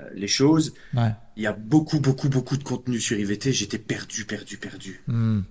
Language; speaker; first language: French; native; French